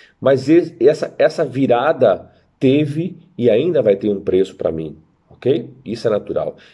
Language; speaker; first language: Portuguese; native; Portuguese